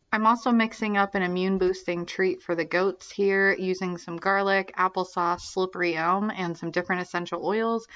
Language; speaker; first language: English; native; English